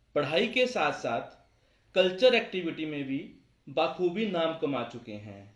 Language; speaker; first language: Hindi; non-native, local second language; Punjabi